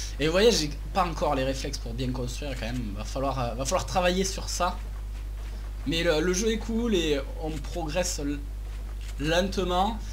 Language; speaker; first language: French; native; French